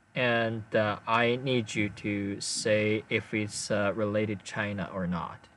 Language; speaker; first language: English; non-native, fluent; Chinese